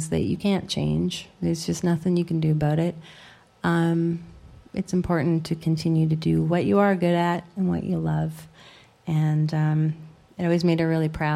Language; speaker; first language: English; native; English